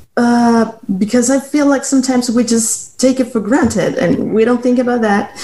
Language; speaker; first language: English; non-native, fluent; Spanish